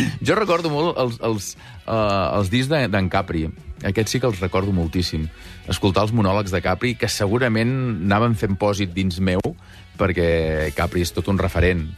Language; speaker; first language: Catalan; native; Catalan